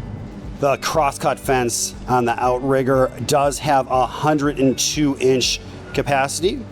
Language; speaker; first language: English; native; English